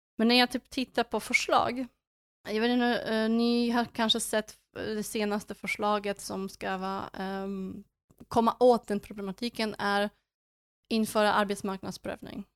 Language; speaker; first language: Swedish; non-native, fluent; Polish